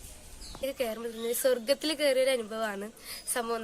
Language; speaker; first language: Malayalam; native; Malayalam